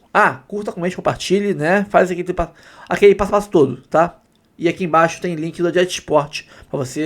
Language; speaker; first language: Portuguese; native; Portuguese